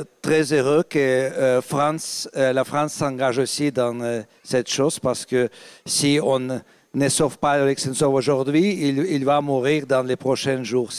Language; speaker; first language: French; non-native, fluent; Russian